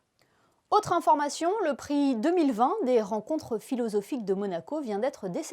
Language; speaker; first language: French; native; French